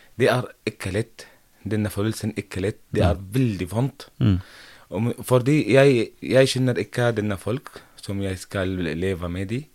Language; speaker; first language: Norwegian; non-native, learner; Arabic